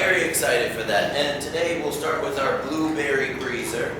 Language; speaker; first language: English; native; English